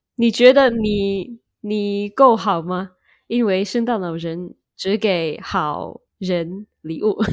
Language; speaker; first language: Chinese; non-native, learner; Indonesian